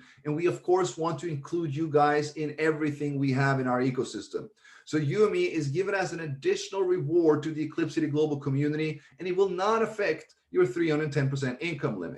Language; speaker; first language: English; non-native, fluent; Swedish